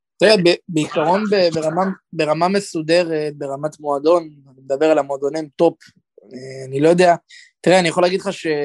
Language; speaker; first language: Hebrew; native; Hebrew